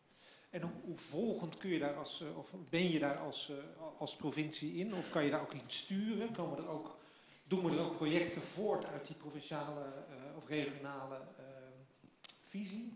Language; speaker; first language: Dutch; native; Dutch